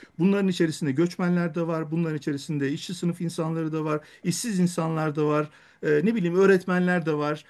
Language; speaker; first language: Turkish; native; Turkish